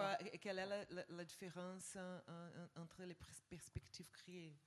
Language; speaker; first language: French; non-native, fluent; Portuguese